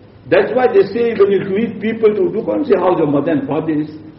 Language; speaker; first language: English; non-native, local second language; Urdu